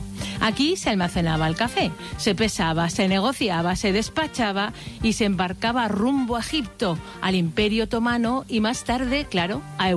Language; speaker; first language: Spanish; native; Spanish